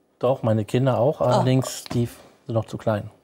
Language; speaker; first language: German; native; German